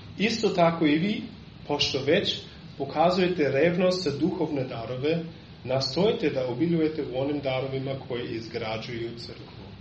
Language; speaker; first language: Serbian; non-native, fluent; German